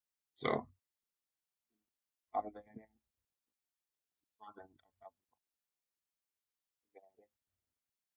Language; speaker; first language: Italian; non-native, learner; English